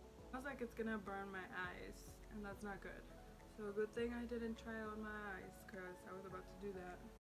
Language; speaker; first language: English; early bilingual, other home language; Spanish